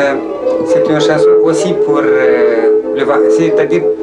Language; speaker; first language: French; non-native, learner; Romanian